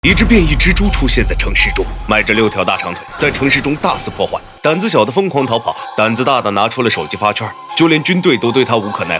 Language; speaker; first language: Chinese; native; Chinese